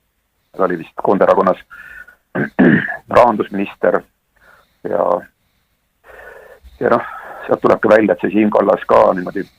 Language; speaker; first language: Estonian; native; Estonian